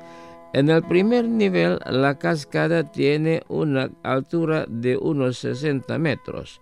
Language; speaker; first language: Spanish; non-native, fluent; Indonesian